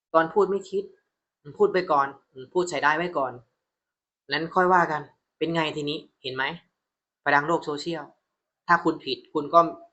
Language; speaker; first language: Thai; native; Thai